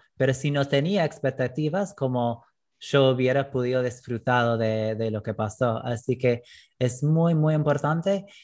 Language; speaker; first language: Spanish; non-native, fluent; English